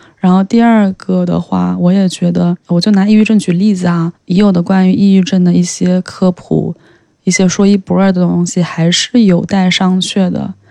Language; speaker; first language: Chinese; native; Chinese